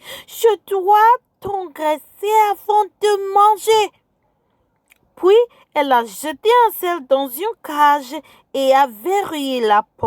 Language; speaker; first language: French; non-native, fluent; English